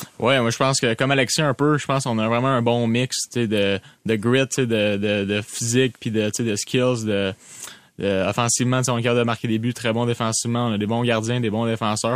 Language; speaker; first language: French; native; French